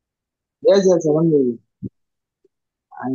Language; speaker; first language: English; non-native, learner; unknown